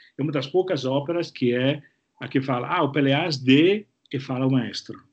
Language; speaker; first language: Portuguese; non-native, fluent; Italian